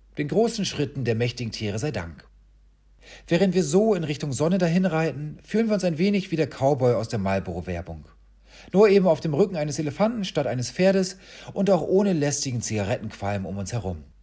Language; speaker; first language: German; native; German